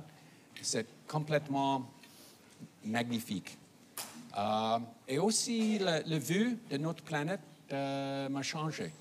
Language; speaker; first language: French; non-native, fluent; English